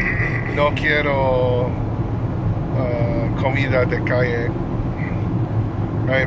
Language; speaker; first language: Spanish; non-native, learner; English